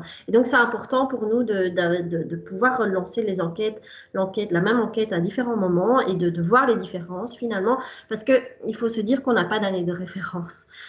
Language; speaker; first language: French; native; French